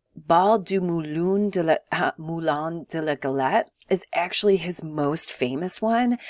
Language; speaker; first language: English; native; English